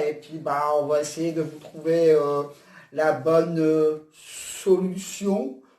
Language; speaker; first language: French; native; French